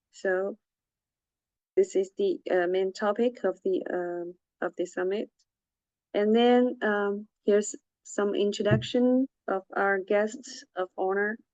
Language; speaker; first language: English; non-native, fluent; Chinese